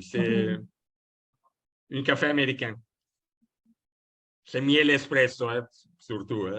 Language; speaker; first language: French; non-native, learner; Italian